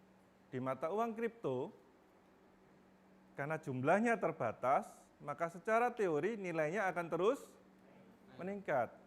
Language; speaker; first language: Indonesian; native; Indonesian